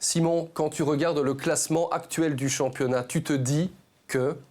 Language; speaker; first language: French; native; French